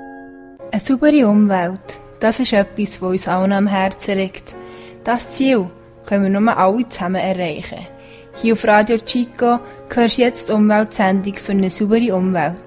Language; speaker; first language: German; native; German